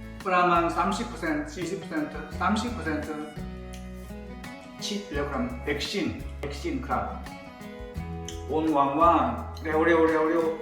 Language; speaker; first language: Thai; non-native, learner; Korean